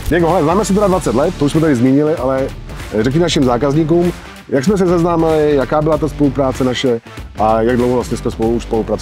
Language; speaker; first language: Czech; native; Czech